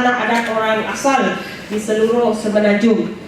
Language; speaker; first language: Malay; native; Malay